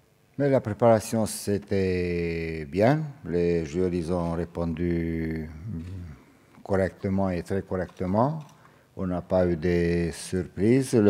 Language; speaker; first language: French; non-native, fluent; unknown